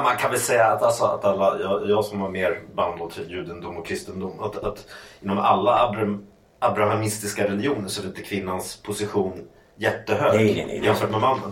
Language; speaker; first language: Swedish; native; Swedish